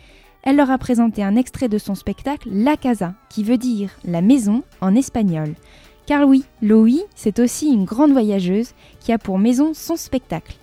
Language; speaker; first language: French; native; French